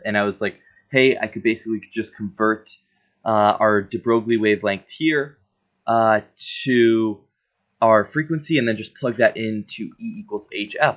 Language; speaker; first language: English; native; English